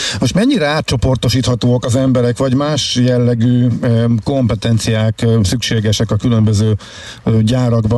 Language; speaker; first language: Hungarian; native; Hungarian